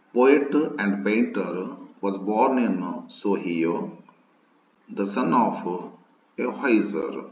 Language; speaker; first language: English; non-native, local second language; Kannada